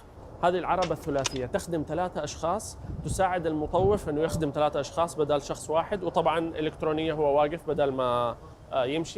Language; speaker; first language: Arabic; native; Arabic